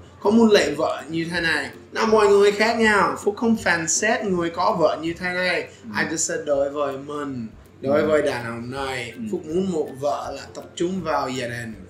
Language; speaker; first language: Vietnamese; non-native, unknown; English